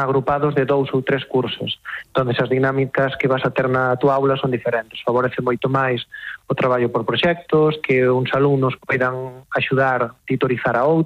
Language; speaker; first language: Galician; native; Galician